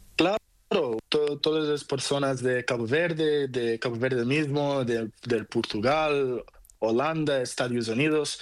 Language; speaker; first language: Spanish; non-native, learner; Portuguese